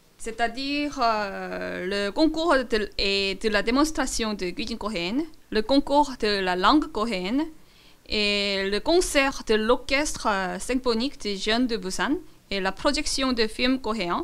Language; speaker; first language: French; non-native, learner; Korean